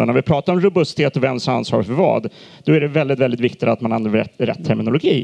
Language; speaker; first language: Swedish; native; Swedish